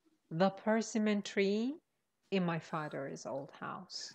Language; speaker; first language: English; non-native, fluent; Persian